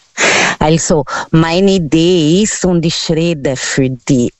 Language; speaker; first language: German; non-native, learner; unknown